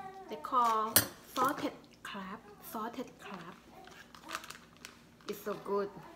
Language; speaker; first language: English; non-native, learner; Thai